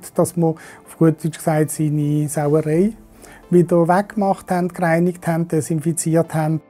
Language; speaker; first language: German; native; German